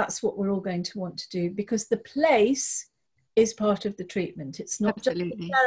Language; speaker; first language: English; native; English